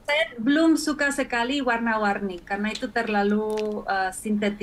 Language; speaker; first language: Indonesian; non-native, fluent; Spanish